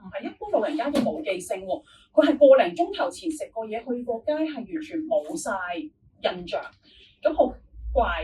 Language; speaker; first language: Cantonese; native; Cantonese